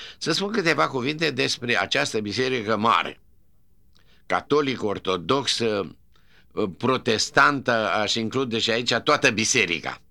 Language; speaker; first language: Romanian; native; Romanian